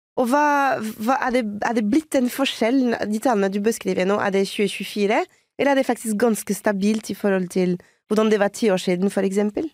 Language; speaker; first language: Norwegian; non-native, fluent; French